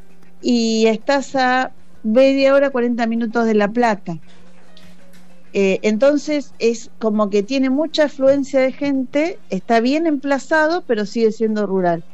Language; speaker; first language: Spanish; native; Spanish